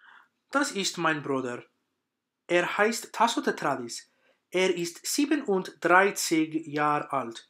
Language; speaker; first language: German; non-native, learner; English